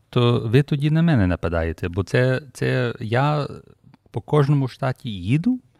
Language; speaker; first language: Ukrainian; early bilingual, heritage; Ukrainian